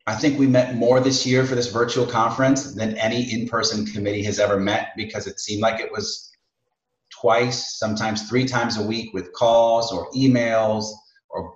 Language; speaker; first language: English; native; English